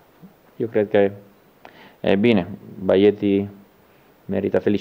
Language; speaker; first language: Romanian; non-native, learner; Italian